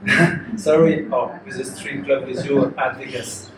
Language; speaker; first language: English; non-native, learner; French